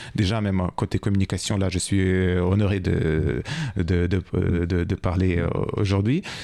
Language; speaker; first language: French; non-native, fluent; Ukrainian